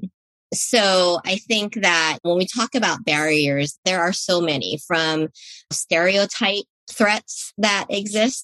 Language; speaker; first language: English; native; English